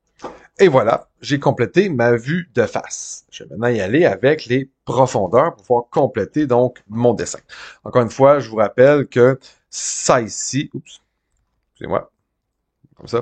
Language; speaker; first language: French; native; French